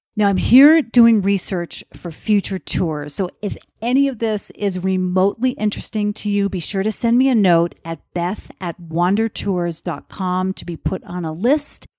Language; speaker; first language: English; native; English